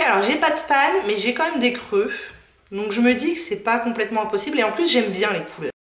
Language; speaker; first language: French; native; French